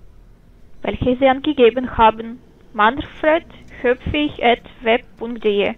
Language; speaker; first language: German; non-native, fluent; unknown